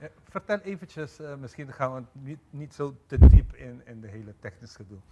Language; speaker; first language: Dutch; non-native, local second language; Papiamento